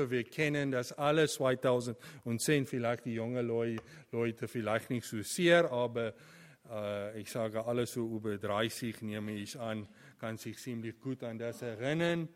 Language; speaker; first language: German; non-native, fluent; Afrikaans